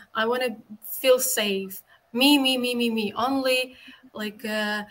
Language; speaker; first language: English; non-native, fluent; Ukrainian